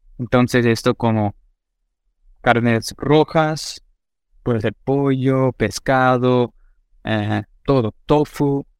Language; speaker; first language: Spanish; non-native, fluent; Portuguese